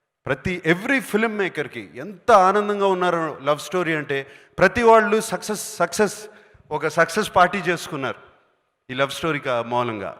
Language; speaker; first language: Telugu; native; Telugu